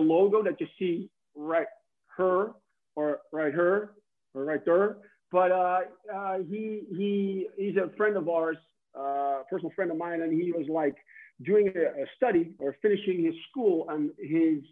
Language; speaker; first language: English; non-native, fluent; Dutch